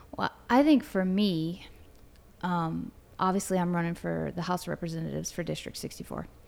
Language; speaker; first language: English; native; English